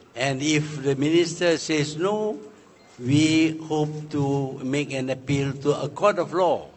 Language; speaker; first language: English; non-native, local second language; Malay